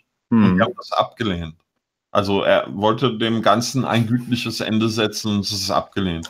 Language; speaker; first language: German; native; German